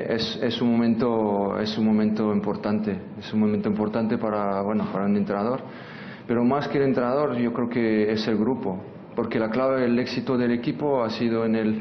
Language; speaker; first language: Spanish; non-native, fluent; French